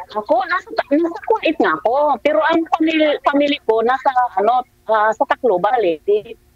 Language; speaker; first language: Filipino; non-native, local second language; Waray